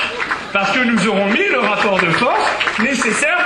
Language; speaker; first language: French; native; French